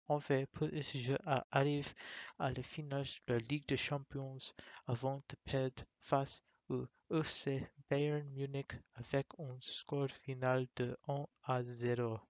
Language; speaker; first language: French; non-native, learner; English